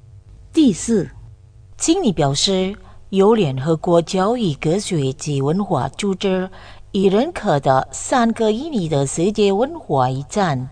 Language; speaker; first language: Chinese; non-native, fluent; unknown